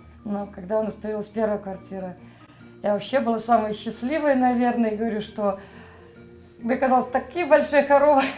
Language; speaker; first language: Russian; native; Russian